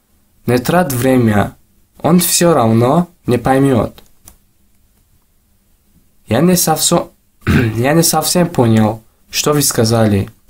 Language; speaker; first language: Russian; non-native, local second language; Tajik